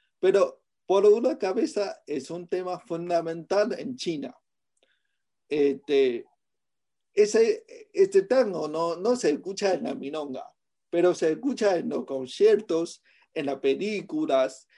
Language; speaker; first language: Spanish; non-native, fluent; Chinese